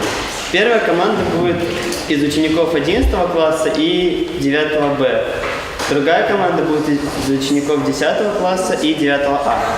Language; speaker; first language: Russian; native; Russian